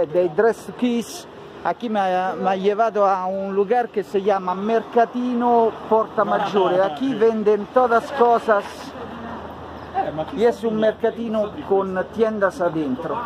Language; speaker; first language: Spanish; non-native, fluent; Italian